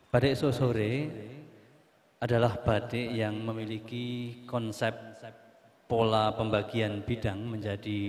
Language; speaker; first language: Indonesian; native; Indonesian